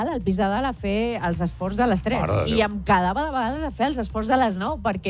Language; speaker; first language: Catalan; non-native, local second language; Spanish